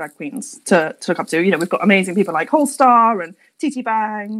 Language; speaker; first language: English; native; English